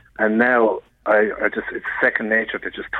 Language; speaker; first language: English; native; English